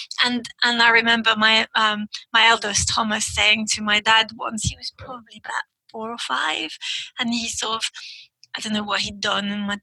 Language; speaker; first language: English; non-native, fluent; French